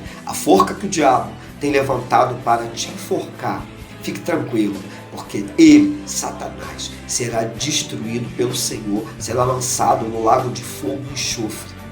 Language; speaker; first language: Portuguese; native; Portuguese